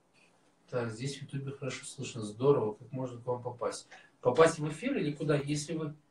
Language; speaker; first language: Russian; native; Russian